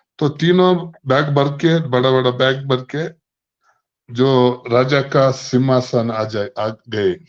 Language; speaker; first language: Hindi; non-native, local second language; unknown